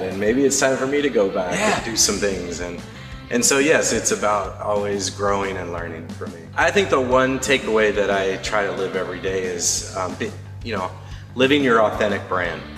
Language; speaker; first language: English; native; English